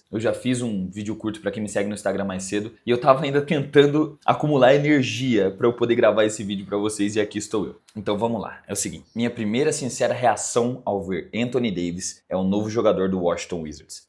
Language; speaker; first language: Portuguese; native; Portuguese